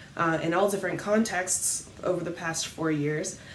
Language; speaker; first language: English; native; English